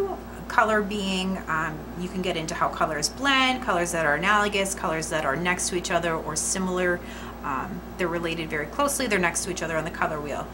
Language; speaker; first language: English; native; English